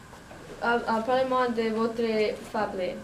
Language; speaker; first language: French; non-native, learner; English